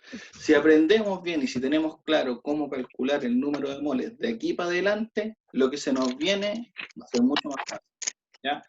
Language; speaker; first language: Spanish; native; Spanish